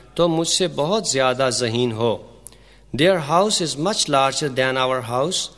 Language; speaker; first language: Urdu; native; Urdu